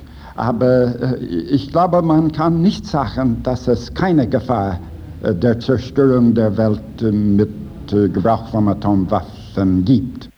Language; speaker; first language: German; non-native, fluent; English